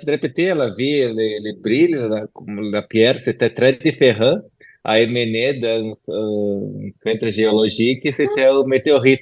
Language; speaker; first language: French; non-native, learner; Portuguese